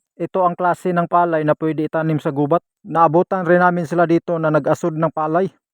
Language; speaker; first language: Filipino; non-native, local second language; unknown